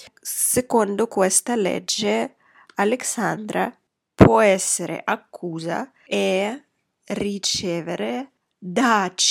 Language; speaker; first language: Italian; non-native, fluent; Russian